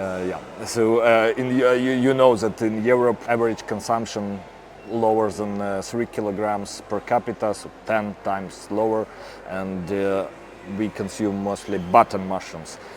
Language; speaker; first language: English; non-native, fluent; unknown